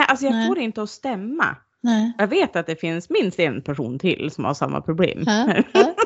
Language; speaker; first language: Swedish; native; Swedish